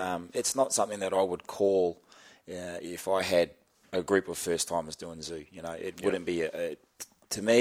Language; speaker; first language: English; native; English